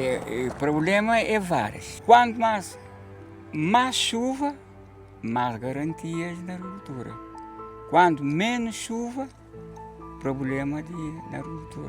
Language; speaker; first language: Portuguese; non-native, local second language; Kabuverdianu